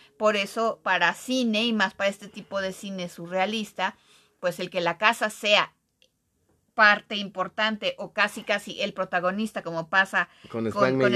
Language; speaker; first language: Spanish; native; Spanish